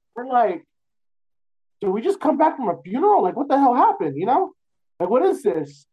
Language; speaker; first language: English; native; English